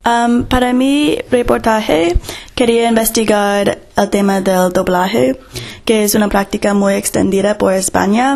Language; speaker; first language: Spanish; non-native, fluent; English